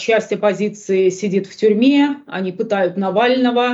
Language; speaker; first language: Russian; native; Russian